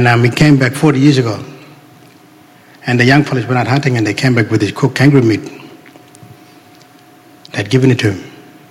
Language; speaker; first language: English; non-native, local second language; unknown